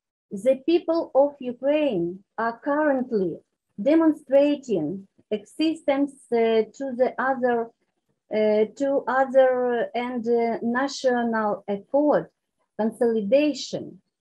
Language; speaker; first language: English; non-native, learner; Ukrainian